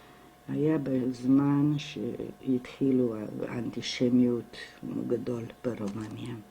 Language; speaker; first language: Hebrew; non-native, fluent; Romanian